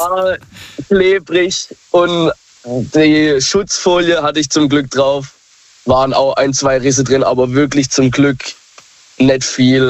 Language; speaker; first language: German; native; German